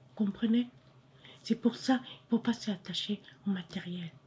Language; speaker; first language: French; non-native, fluent; Khmer